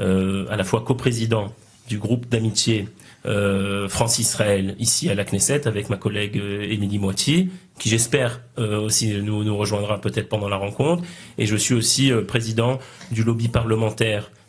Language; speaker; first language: French; native; French